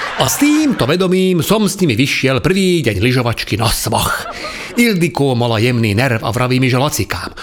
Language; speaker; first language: Slovak; non-native, local second language; Hungarian